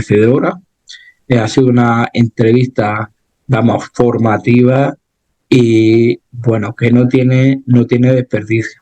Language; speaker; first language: Spanish; native; Spanish